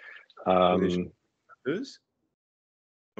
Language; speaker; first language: French; non-native, learner; English